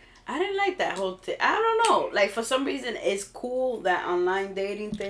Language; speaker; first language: English; early bilingual, other home language; Spanish